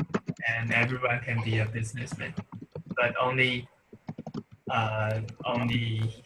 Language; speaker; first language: English; non-native, learner; Chinese